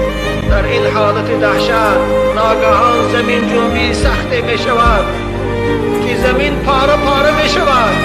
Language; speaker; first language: Persian; native; Persian